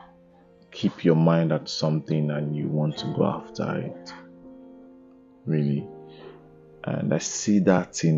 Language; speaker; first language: English; non-native, local second language; Igbo